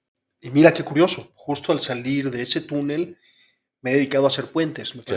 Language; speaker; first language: Spanish; native; Spanish